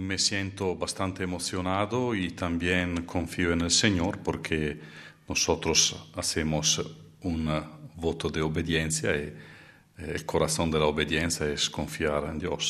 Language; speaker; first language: Spanish; non-native, fluent; Italian